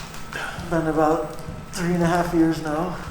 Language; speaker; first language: English; native; English